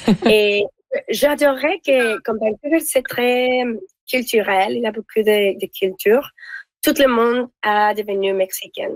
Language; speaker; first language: French; non-native, learner; Spanish